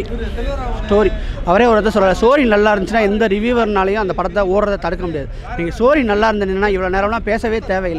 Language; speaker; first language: Tamil; native; Tamil